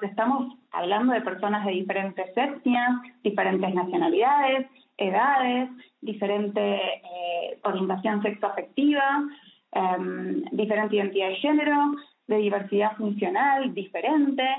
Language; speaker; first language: Spanish; native; Spanish